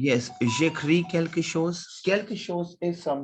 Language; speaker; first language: French; non-native, learner; Hindi